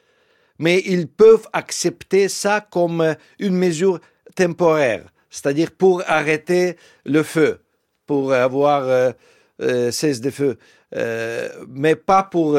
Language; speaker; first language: French; non-native, fluent; Russian